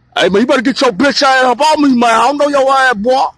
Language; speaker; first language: English; native; English